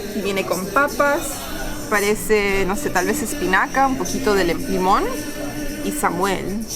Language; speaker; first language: Spanish; native; Spanish